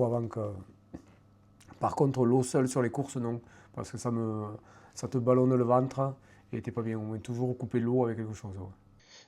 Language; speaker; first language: French; native; French